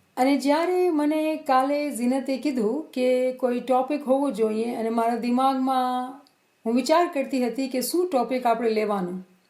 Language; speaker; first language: Gujarati; early bilingual, heritage; Gujarati